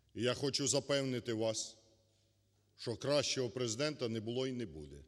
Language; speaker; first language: Ukrainian; native; Ukrainian